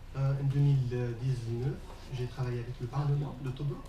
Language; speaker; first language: French; non-native, learner; Arabic